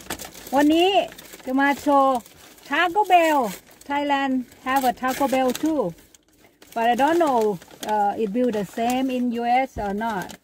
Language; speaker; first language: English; non-native, learner; Thai